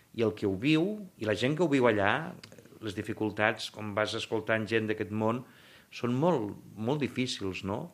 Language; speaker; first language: Catalan; native; Catalan